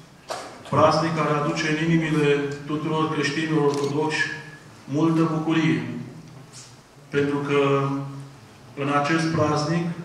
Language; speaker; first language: Romanian; native; Romanian